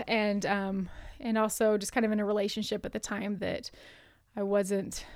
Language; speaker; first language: English; native; English